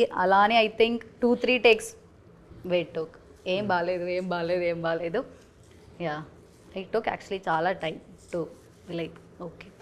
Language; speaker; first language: Telugu; non-native, fluent; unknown